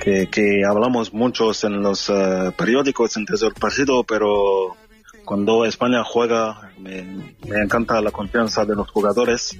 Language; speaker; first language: Spanish; non-native, fluent; French